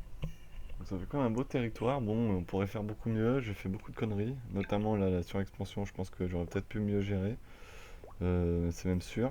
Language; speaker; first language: French; native; French